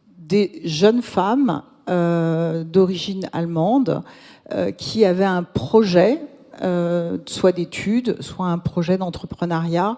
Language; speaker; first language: French; native; French